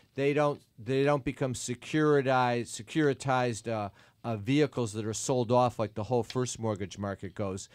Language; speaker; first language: English; native; English